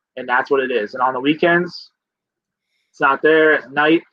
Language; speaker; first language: English; native; English